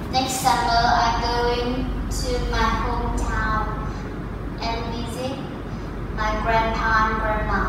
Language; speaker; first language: English; non-native, learner; Vietnamese